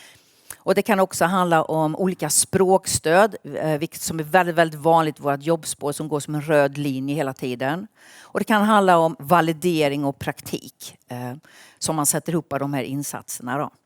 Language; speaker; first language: Swedish; native; Swedish